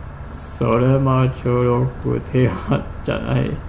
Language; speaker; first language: Japanese; non-native, learner; English